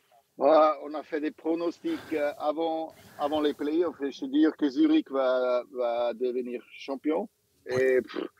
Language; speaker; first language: French; non-native, local second language; German